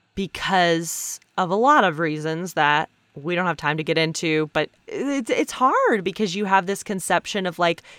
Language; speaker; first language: English; native; English